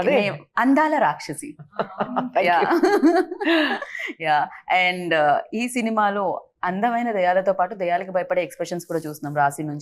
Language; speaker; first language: Telugu; native; Telugu